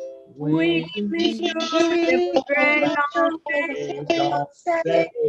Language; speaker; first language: French; non-native, learner; English